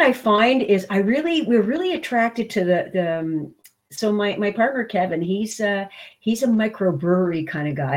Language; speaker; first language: English; native; English